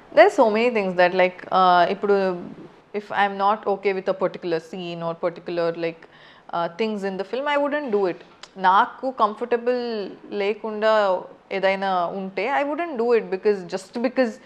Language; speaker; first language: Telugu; non-native, fluent; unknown